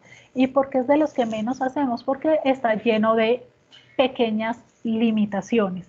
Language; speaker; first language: Spanish; native; Spanish